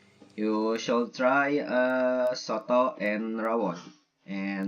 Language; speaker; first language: English; non-native, learner; Indonesian